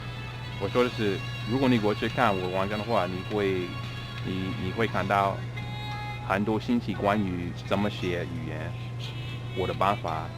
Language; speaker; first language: Chinese; non-native, fluent; English